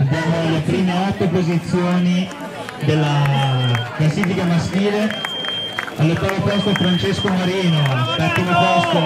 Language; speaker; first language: Italian; native; Italian